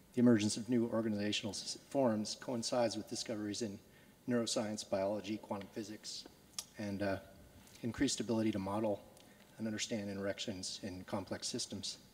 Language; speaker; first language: English; native; English